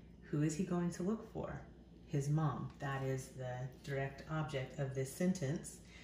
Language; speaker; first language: English; native; English